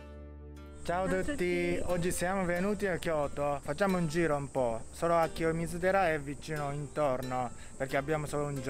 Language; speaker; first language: Italian; non-native, learner; Japanese